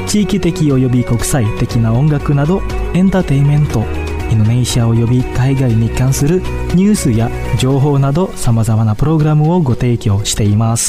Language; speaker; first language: Japanese; non-native, fluent; Indonesian